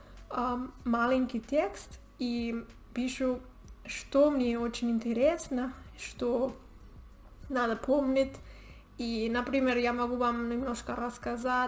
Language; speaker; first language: Russian; non-native, learner; Spanish